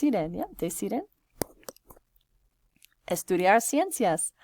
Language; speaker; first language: Spanish; non-native, fluent; English